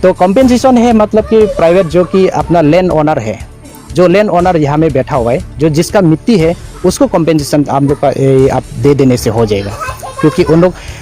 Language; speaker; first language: Hindi; non-native, local second language; Karbi